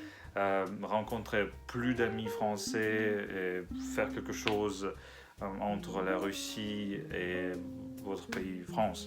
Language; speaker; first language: French; non-native, learner; Russian